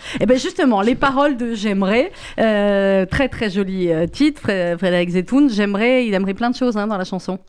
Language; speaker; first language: French; native; French